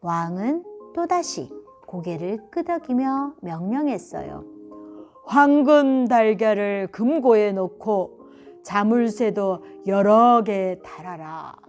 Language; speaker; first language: Korean; native; Korean